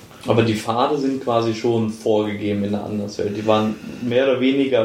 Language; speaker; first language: German; native; German